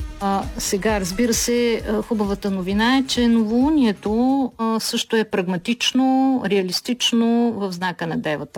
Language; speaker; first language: Bulgarian; native; Bulgarian